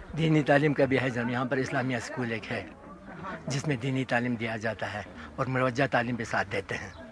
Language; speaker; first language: Urdu; non-native, local second language; Ladakhi